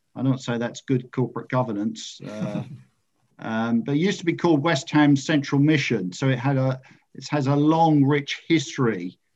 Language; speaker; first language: English; native; English